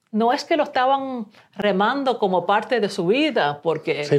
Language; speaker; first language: Spanish; early bilingual, heritage; Spanish